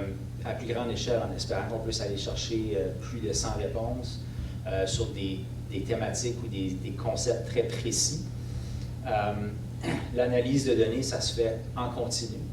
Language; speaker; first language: French; native; French